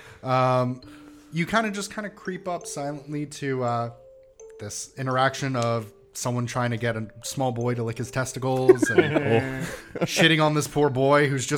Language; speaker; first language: English; native; English